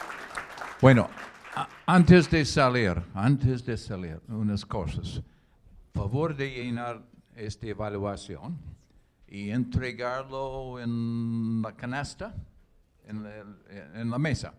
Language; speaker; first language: Spanish; non-native, learner; English